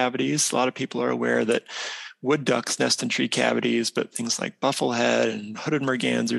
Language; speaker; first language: English; native; English